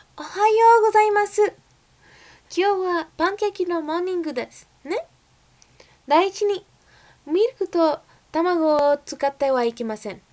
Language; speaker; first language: Japanese; non-native, learner; English